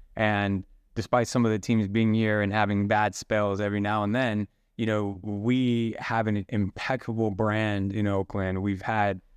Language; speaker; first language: English; native; English